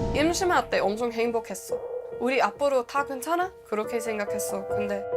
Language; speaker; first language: Korean; non-native, learner; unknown